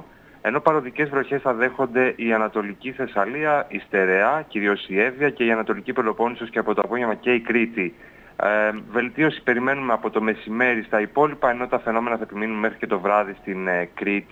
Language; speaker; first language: Greek; native; Greek